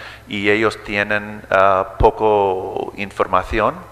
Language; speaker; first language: Spanish; early bilingual, heritage; English